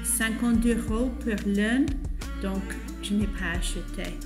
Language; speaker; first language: French; non-native, fluent; English